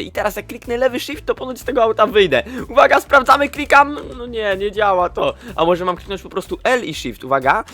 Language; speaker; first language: Polish; native; Polish